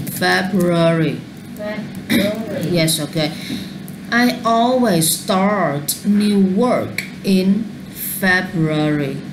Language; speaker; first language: English; non-native, learner; Vietnamese